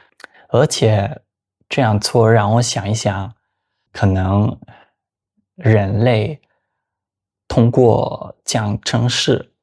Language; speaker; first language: Chinese; non-native, fluent; Spanish